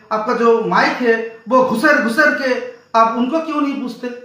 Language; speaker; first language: Hindi; non-native, local second language; Bangla